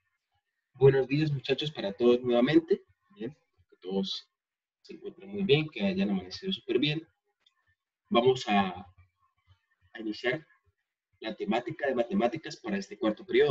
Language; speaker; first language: Spanish; native; Spanish